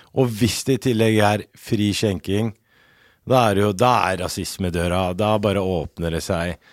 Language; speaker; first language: Norwegian; early bilingual, other home language; Arabic